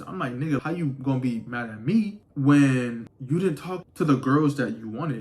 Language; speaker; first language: English; native; English